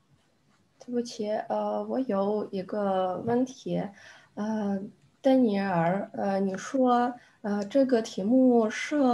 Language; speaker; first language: Chinese; non-native, learner; Russian